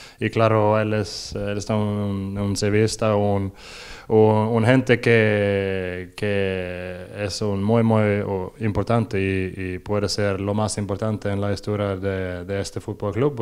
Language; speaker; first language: Spanish; non-native, learner; Norwegian